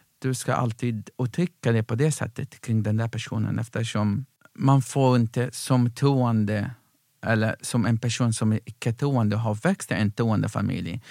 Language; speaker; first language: Swedish; non-native, fluent; Arabic